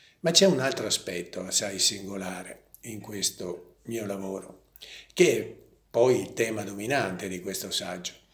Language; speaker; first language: Italian; native; Italian